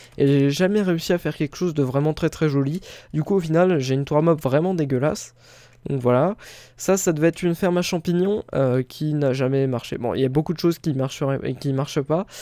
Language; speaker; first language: French; native; French